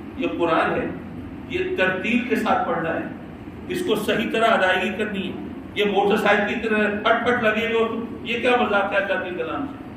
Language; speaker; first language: Urdu; native; Urdu